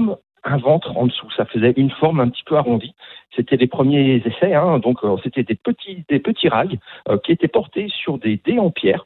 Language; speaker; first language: French; native; French